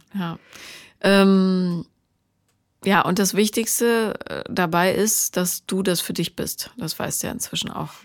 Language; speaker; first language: German; native; German